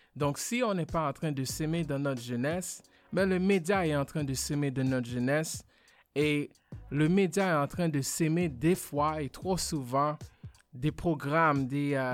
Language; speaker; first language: French; non-native, fluent; English